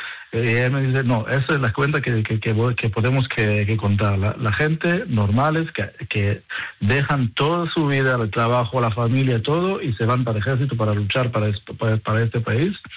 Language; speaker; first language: Spanish; non-native, learner; Hebrew